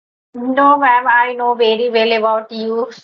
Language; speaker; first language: English; non-native, learner; Hindi